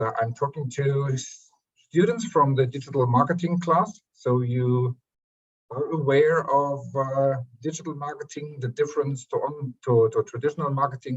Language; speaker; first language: English; non-native, fluent; German